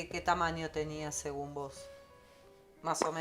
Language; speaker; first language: Spanish; native; Spanish